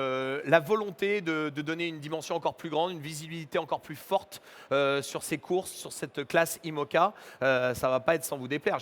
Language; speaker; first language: French; native; French